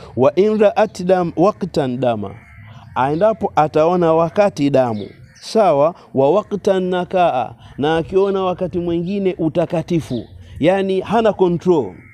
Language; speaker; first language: Swahili; native; Swahili